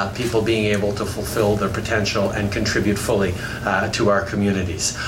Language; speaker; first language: English; native; English